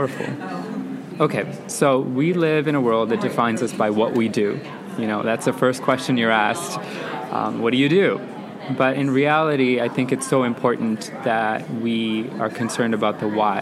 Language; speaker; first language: English; non-native, local second language; Sinhala